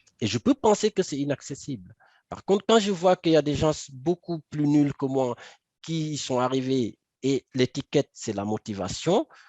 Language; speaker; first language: French; non-native, local second language; Wolof